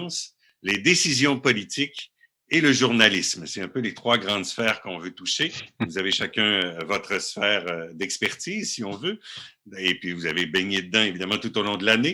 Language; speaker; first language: French; native; French